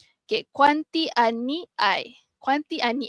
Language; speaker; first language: Italian; non-native, fluent; Malay